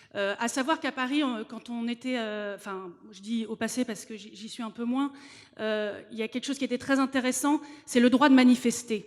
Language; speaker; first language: French; native; French